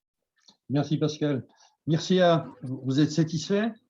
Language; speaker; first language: French; native; French